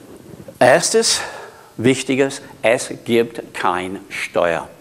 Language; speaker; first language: German; non-native, fluent; English